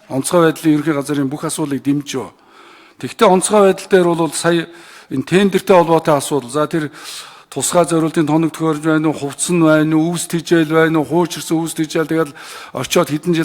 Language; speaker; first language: Mongolian; native; Mongolian